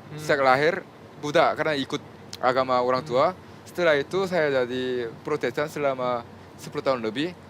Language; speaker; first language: Indonesian; non-native, fluent; Korean